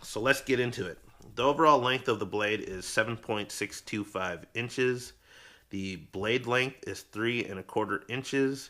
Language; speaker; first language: English; native; English